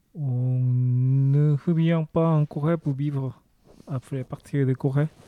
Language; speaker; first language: French; non-native, learner; Korean